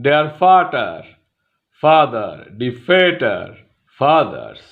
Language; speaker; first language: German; non-native, fluent; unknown